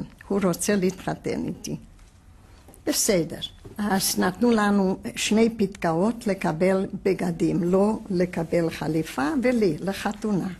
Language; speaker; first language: Hebrew; non-native, fluent; Hungarian